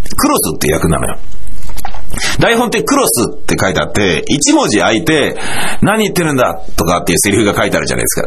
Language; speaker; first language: Japanese; native; Japanese